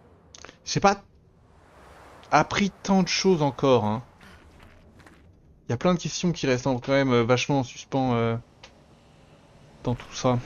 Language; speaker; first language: French; native; French